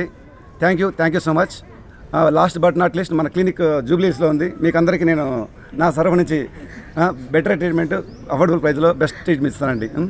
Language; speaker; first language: Telugu; native; Telugu